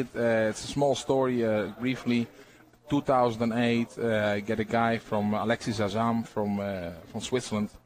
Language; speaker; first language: English; non-native, fluent; Dutch